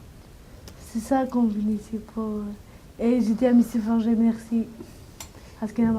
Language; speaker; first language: French; non-native, learner; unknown